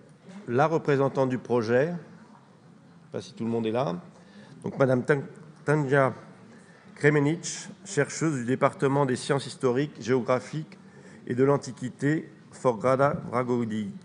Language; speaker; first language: French; native; French